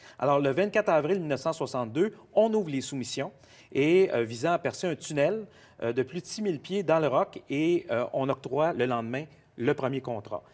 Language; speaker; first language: French; native; French